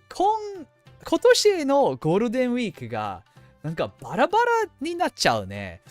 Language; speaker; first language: Japanese; non-native, fluent; English